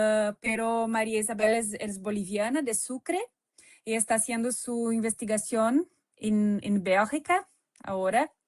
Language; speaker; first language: Spanish; non-native, fluent; Portuguese